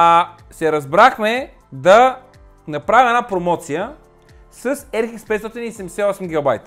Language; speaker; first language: Bulgarian; native; Bulgarian